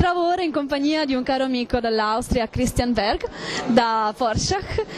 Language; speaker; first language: Italian; native; Italian